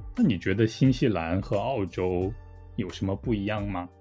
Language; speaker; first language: Chinese; native; Chinese